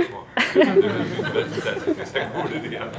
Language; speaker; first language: French; non-native, fluent; Danish